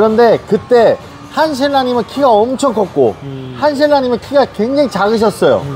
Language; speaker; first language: Korean; non-native, fluent; Vietnamese